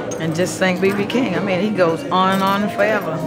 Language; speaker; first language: English; native; English